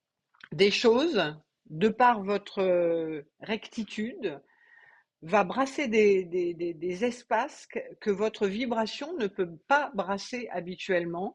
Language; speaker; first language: French; native; French